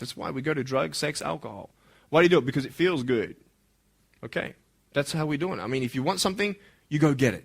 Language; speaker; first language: English; native; English